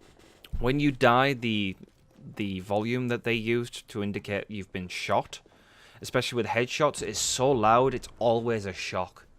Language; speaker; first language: English; native; English